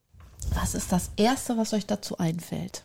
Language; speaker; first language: German; native; German